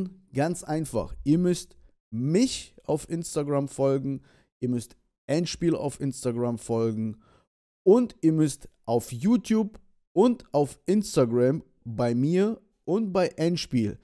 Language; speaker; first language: German; early bilingual, other home language; Russian